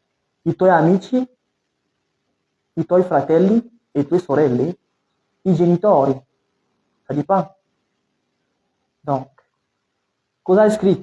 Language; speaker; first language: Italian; non-native, fluent; French